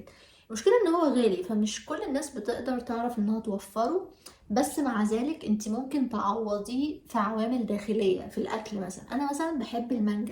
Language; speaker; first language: Arabic; native; Arabic